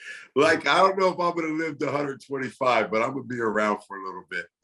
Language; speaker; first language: English; native; English